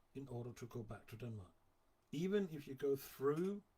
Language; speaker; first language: English; non-native, fluent; Danish